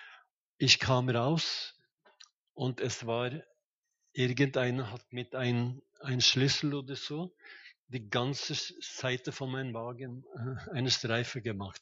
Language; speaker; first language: German; non-native, fluent; Norwegian